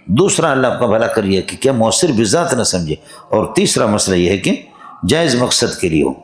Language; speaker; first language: Urdu; non-native, local second language; Brahui